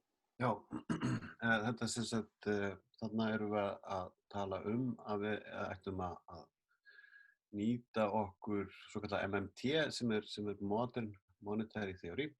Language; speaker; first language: Icelandic; native; Icelandic